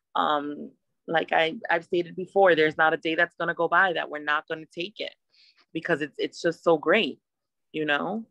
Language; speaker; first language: English; early bilingual, other home language; Spanish